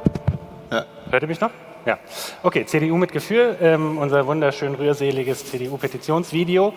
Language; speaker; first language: German; native; German